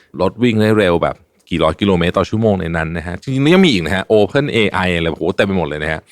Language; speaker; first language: Thai; native; Thai